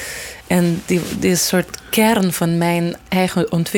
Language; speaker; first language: Dutch; non-native, fluent; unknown